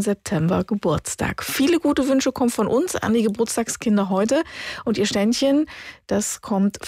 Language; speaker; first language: German; native; German